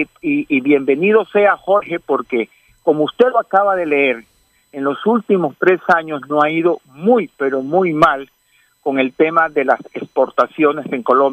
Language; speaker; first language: Spanish; native; Spanish